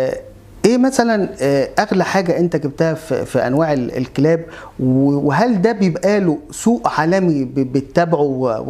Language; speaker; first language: Arabic; native; Arabic